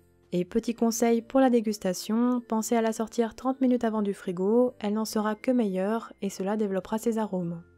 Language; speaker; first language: French; native; French